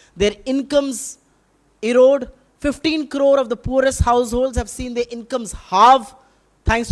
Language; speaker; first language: English; non-native, local second language; Hindi